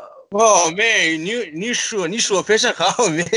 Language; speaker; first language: Chinese; non-native, learner; Azerbaijani